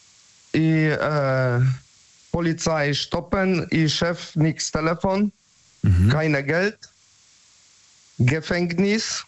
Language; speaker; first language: German; non-native, learner; Polish